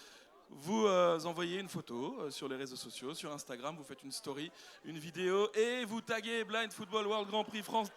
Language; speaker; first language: French; native; French